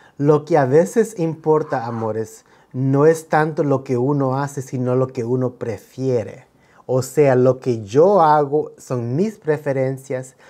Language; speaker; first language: Spanish; early bilingual, heritage; Spanish